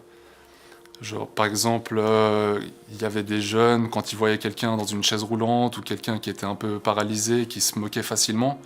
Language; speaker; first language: French; non-native, local second language; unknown